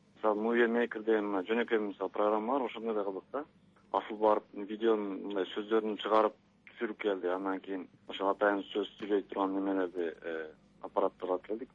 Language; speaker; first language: Kyrgyz; native; Kyrgyz